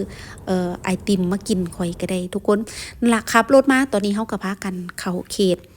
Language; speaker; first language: Thai; non-native, local second language; Lao